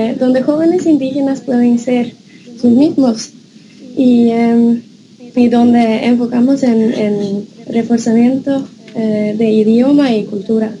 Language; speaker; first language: Spanish; non-native, fluent; Norwegian